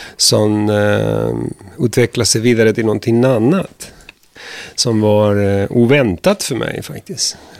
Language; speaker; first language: Swedish; non-native, fluent; Spanish